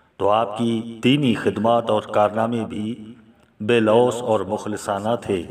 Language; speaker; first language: Urdu; non-native, local second language; Sindhi